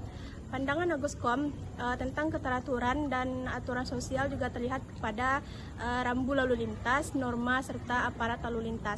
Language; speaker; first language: Indonesian; native; Indonesian